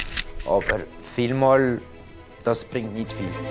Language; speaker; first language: German; non-native, local second language; French